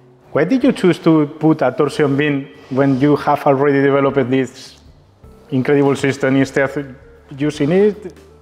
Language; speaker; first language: English; non-native, fluent; Spanish